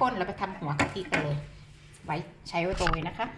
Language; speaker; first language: Thai; native; Thai